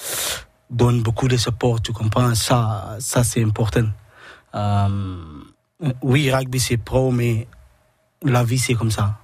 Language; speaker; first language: French; non-native, learner; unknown